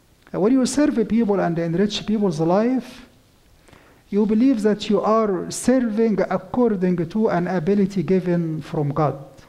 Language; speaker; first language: English; non-native, fluent; Arabic